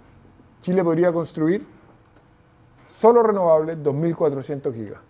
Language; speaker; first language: Spanish; native; Spanish